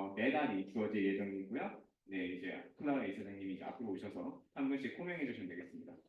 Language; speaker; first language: Korean; early bilingual, heritage; Korean